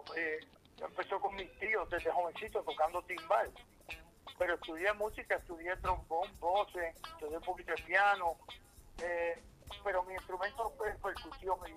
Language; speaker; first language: Spanish; early bilingual, heritage; Spanish